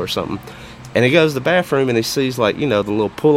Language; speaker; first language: English; native; English